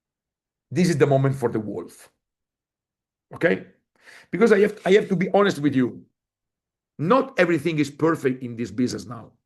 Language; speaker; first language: English; non-native, fluent; Italian